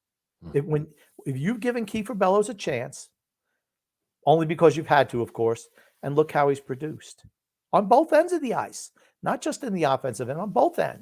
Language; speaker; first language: English; native; English